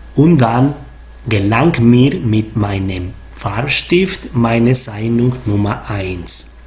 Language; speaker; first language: German; non-native, fluent; Spanish